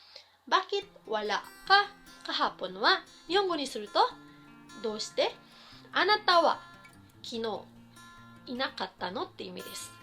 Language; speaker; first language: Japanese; non-native, fluent; Filipino